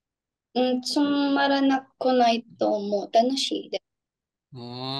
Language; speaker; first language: Japanese; non-native, learner; Filipino